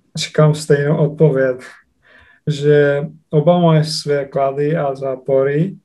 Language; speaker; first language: Czech; non-native, fluent; Estonian